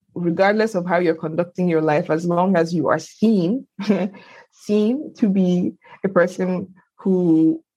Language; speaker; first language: English; non-native, local second language; Yoruba